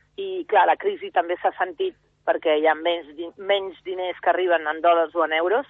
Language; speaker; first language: Catalan; early bilingual, other home language; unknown